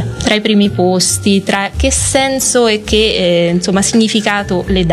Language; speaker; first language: Italian; native; Italian